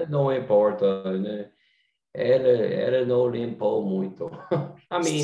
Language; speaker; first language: Portuguese; non-native, learner; English